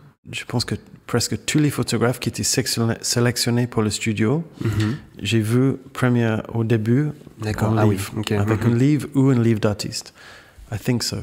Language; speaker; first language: French; non-native, fluent; English